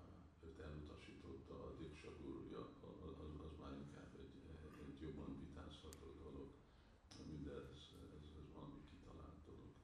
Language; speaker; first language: Hungarian; early bilingual, heritage; Hungarian